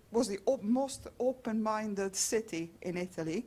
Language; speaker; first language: English; non-native, fluent; Italian